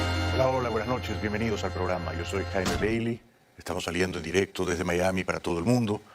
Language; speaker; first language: Spanish; native; Spanish